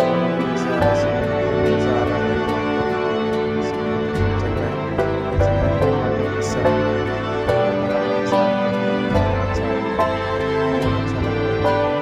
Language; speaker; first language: Hindi; non-native, local second language; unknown